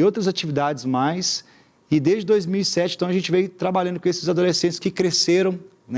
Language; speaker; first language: Portuguese; native; Portuguese